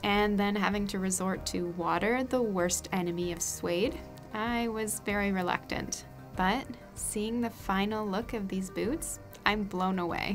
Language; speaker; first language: English; native; English